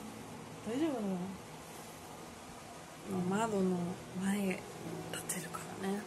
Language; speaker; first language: Japanese; non-native, learner; Filipino